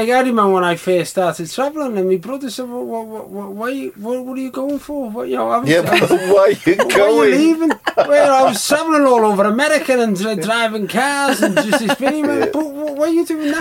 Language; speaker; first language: English; native; English